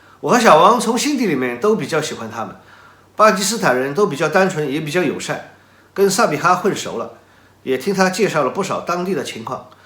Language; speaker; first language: Chinese; native; Chinese